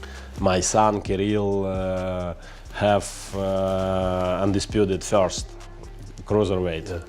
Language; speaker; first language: English; non-native, learner; Russian